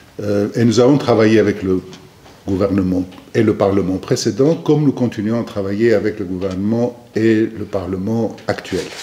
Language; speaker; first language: French; non-native, fluent; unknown